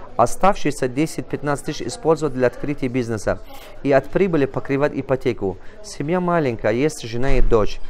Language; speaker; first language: Russian; non-native, local second language; Tajik